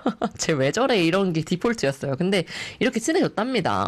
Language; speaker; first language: Korean; native; Korean